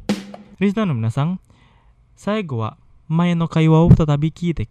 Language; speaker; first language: Japanese; non-native, fluent; Indonesian